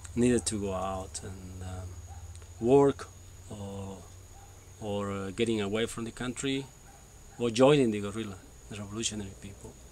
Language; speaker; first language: English; non-native, fluent; Spanish